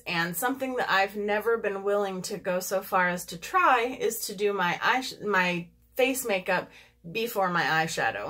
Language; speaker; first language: English; native; English